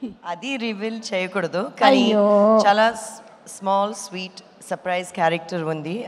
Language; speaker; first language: Telugu; non-native, learner; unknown